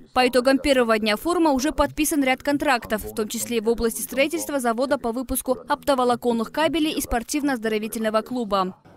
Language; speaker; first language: Russian; non-native, local second language; Kyrgyz